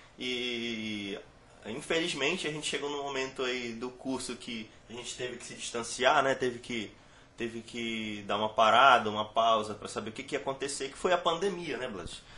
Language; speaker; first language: Portuguese; native; Portuguese